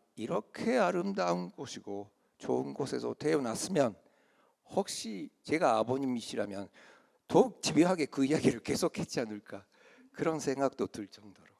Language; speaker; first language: Korean; early bilingual, heritage; Korean